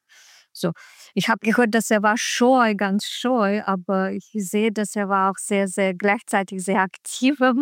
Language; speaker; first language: German; non-native, learner; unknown